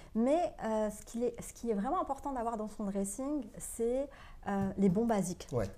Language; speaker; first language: French; non-native, local second language; Arabic